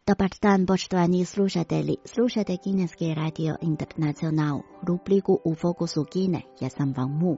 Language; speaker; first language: Croatian; non-native, fluent; Chinese